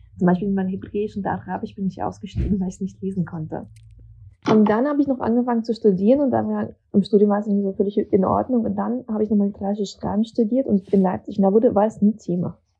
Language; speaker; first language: German; early bilingual, other home language; Russian